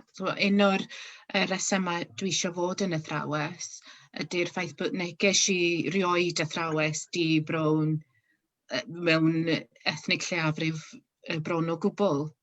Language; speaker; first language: Welsh; non-native, local second language; English